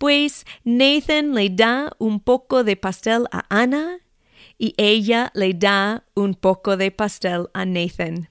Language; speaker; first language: Spanish; non-native, fluent; English